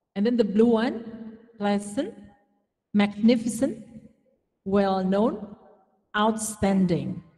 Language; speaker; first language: English; non-native, fluent; Indonesian